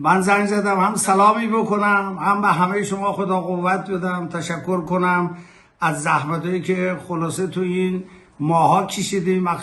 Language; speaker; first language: Persian; native; Persian